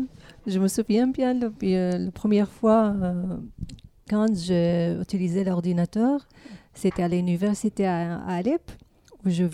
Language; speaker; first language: French; non-native, learner; Arabic